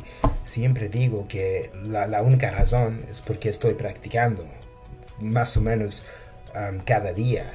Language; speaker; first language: Spanish; non-native, fluent; English